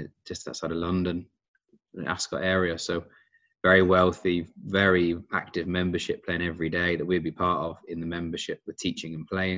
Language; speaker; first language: English; native; English